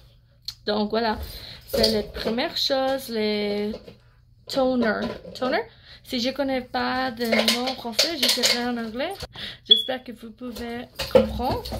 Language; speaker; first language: French; non-native, learner; English